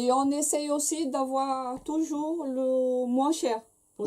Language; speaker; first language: French; non-native, fluent; Portuguese